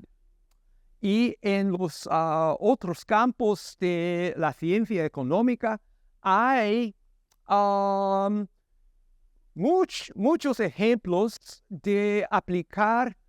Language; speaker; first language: Spanish; non-native, learner; English